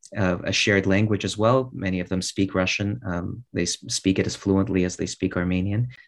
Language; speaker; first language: English; early bilingual, other home language; Russian